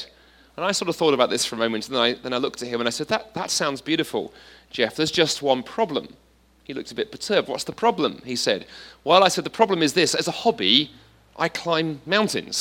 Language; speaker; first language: English; native; English